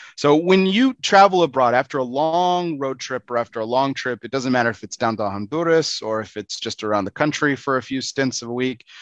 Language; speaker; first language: English; native; English